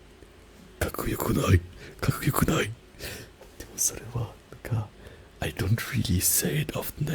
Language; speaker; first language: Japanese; non-native, learner; German